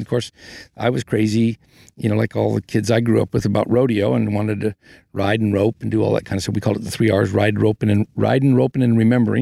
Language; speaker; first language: English; native; English